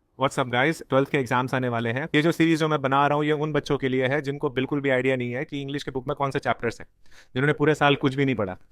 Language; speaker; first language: Hindi; native; Hindi